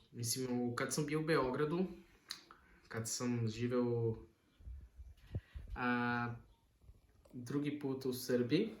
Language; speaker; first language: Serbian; non-native, learner; Portuguese